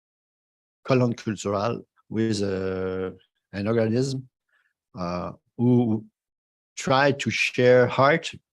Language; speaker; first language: English; non-native, fluent; French